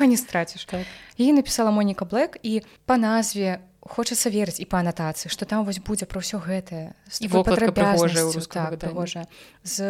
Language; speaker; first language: Belarusian; non-native, local second language; Russian